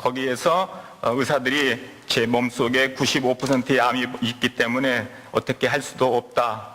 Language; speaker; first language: Korean; native; Korean